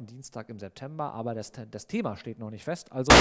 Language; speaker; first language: German; native; German